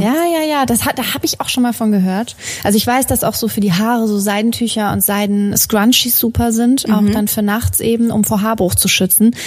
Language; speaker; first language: German; native; German